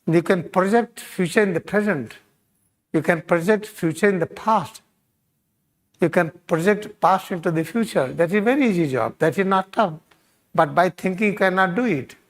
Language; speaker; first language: English; non-native, local second language; Hindi